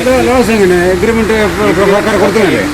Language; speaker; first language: Malayalam; non-native, local second language; Kannada